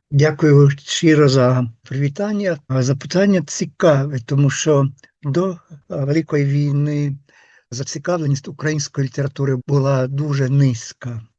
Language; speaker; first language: Ukrainian; non-native, fluent; Finnish